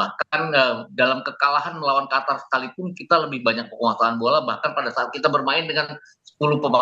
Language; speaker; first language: Indonesian; native; Indonesian